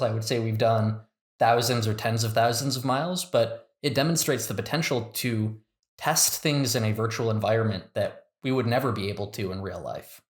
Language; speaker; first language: English; native; English